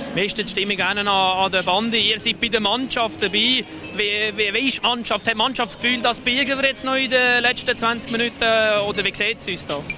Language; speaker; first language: German; native; German